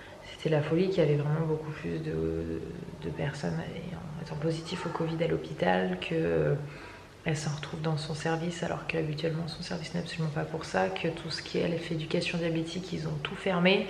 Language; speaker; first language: French; native; French